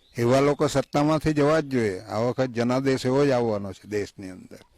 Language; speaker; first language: Gujarati; non-native, local second language; Vasavi